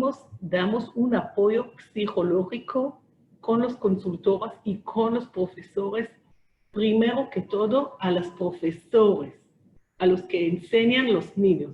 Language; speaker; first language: Spanish; non-native, fluent; Hebrew